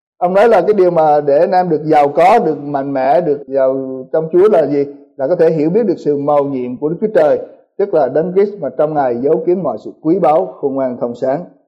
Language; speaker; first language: Vietnamese; early bilingual, heritage; Vietnamese